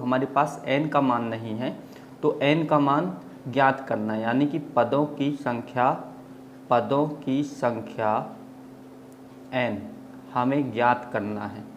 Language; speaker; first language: Hindi; native; Hindi